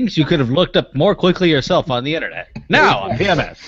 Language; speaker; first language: English; native; English